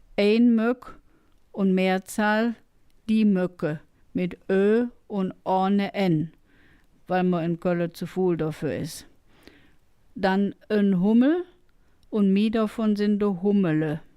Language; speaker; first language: German; native; German